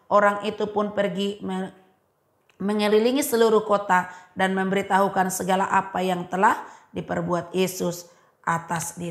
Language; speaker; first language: Indonesian; native; Indonesian